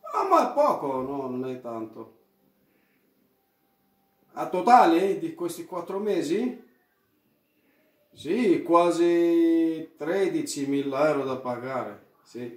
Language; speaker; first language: Italian; non-native, fluent; Arabic